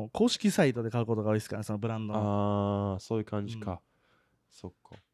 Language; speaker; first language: Japanese; native; Japanese